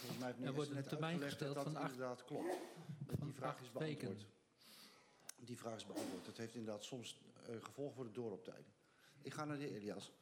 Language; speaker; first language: Dutch; native; Dutch